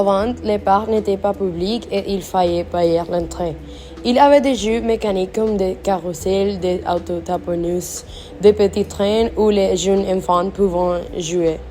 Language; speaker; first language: French; non-native, learner; Spanish